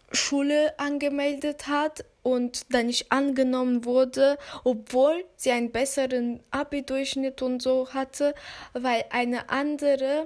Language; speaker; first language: German; non-native, fluent; Turkish